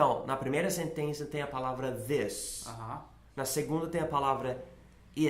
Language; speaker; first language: Portuguese; non-native, fluent; English